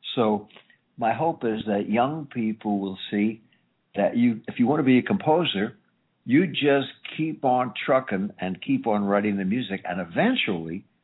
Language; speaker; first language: English; native; English